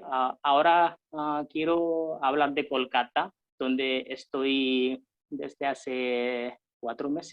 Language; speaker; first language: Spanish; non-native, fluent; Hindi